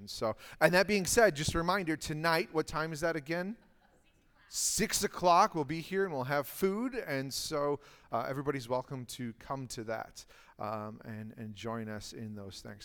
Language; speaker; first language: English; native; English